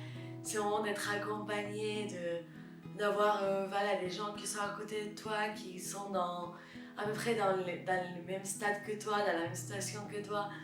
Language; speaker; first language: French; non-native, fluent; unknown